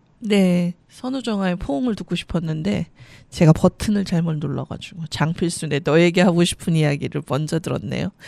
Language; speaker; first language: Korean; native; Korean